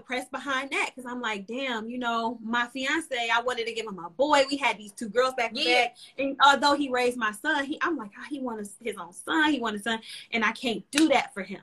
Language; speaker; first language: English; native; English